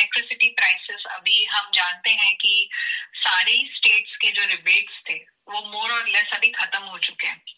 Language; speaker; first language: Hindi; native; Hindi